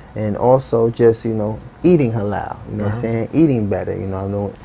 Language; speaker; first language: English; native; English